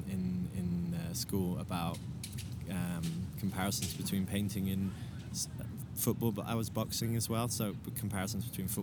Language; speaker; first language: English; native; English